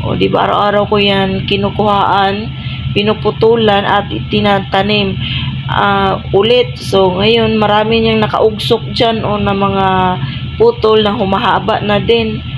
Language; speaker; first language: Filipino; non-native, local second language; Cebuano